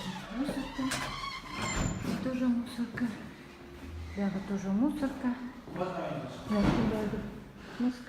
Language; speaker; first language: Russian; non-native, local second language; Kyrgyz